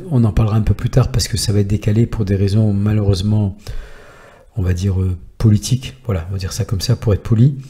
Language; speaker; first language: French; native; French